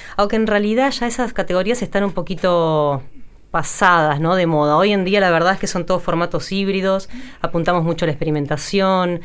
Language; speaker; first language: Spanish; native; Spanish